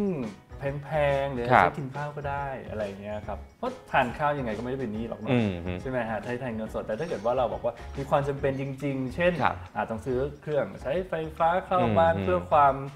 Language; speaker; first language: Thai; native; Thai